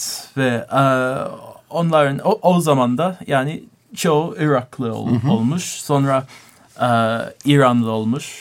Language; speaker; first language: Turkish; non-native, learner; English